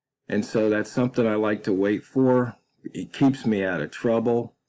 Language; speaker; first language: English; native; English